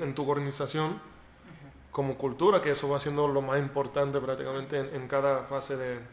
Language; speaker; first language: Spanish; early bilingual, heritage; Spanish